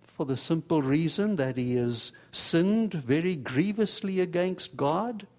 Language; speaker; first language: English; native; English